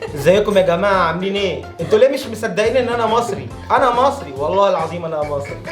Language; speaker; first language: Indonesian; non-native, fluent; Arabic